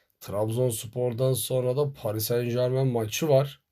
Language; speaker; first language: Turkish; native; Turkish